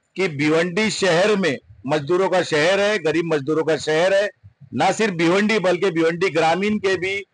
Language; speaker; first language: Hindi; non-native, local second language; Urdu